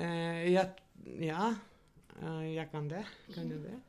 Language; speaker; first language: Norwegian; non-native, fluent; Albanian